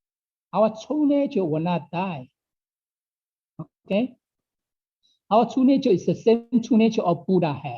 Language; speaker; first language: English; non-native, fluent; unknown